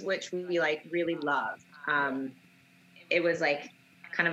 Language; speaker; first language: English; native; English